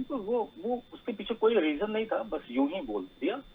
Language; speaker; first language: Hindi; native; Hindi